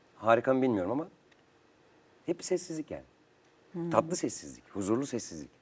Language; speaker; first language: Turkish; native; Turkish